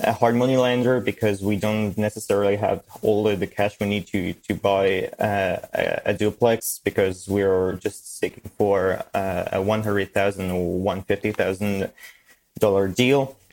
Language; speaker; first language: English; non-native, fluent; French